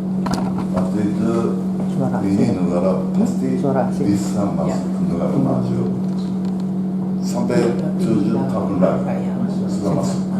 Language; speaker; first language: Indonesian; non-native, learner; Japanese